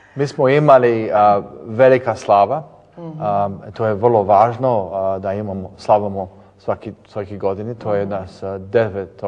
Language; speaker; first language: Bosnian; early bilingual, heritage; English